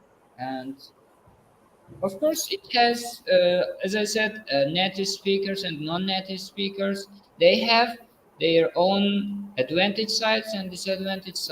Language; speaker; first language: English; non-native, fluent; Uzbek